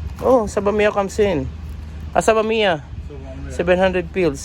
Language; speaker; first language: English; non-native, local second language; Filipino